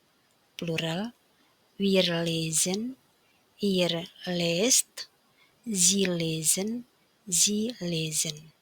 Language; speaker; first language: German; non-native, fluent; Indonesian